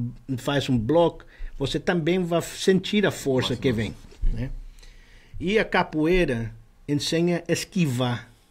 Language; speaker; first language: Portuguese; non-native, learner; Spanish